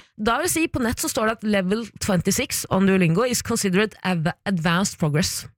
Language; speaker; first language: Norwegian; native; Norwegian